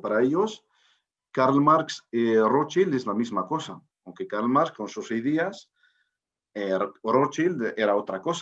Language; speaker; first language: Spanish; non-native, fluent; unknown